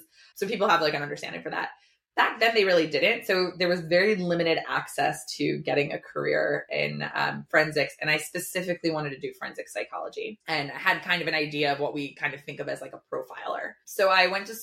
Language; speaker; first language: English; native; English